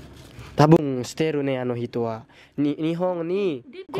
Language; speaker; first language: Japanese; non-native, learner; Indonesian